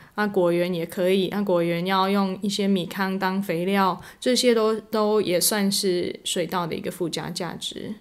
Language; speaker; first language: Chinese; non-native, fluent; English